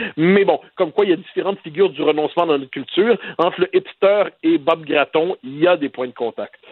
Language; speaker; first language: French; native; French